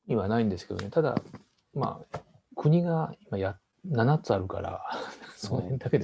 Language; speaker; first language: Japanese; native; Japanese